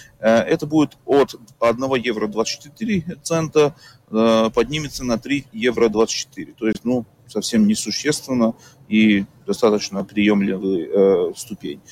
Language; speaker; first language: Russian; non-native, local second language; Latvian